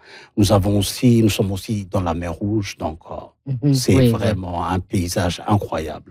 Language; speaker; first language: French; non-native, local second language; Somali